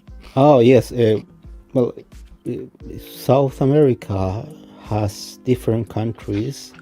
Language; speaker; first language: English; non-native, fluent; Spanish